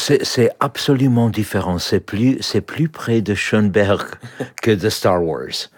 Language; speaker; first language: French; non-native, fluent; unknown